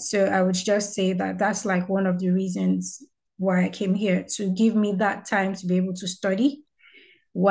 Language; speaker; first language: English; non-native, local second language; Yoruba